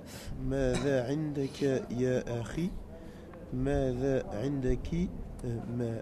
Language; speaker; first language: Arabic; non-native, learner; French